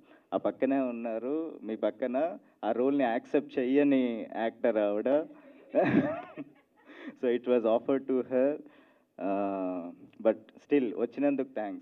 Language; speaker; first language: Telugu; native; Telugu